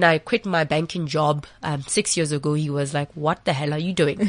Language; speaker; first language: English; non-native, local second language; Southern Sotho